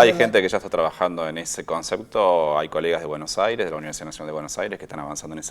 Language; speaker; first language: Spanish; native; Spanish